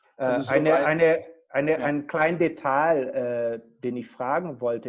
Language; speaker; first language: German; non-native, fluent; Portuguese